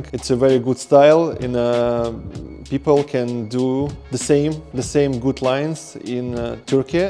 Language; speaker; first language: English; non-native, learner; Russian